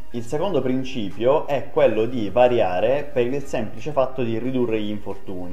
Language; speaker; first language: Italian; native; Italian